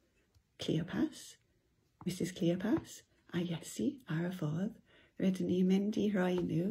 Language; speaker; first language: Welsh; non-native, local second language; English